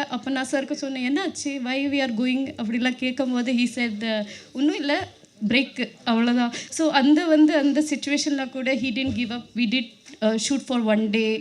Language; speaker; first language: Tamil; non-native, learner; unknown